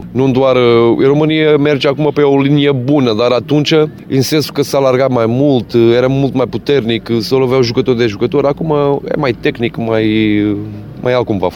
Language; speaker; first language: Romanian; non-native, fluent; Portuguese